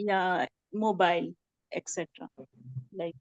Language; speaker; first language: English; non-native, learner; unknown